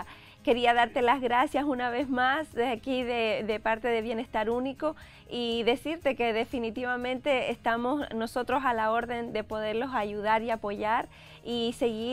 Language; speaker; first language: Spanish; native; Spanish